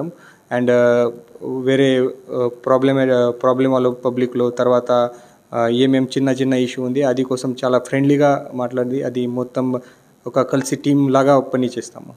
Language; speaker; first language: Telugu; non-native, learner; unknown